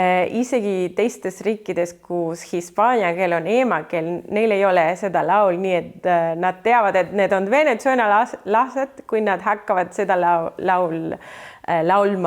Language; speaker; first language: Estonian; non-native, fluent; Spanish